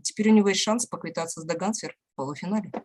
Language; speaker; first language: Russian; native; Russian